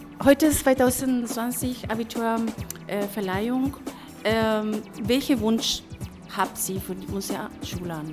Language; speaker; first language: German; non-native, learner; Spanish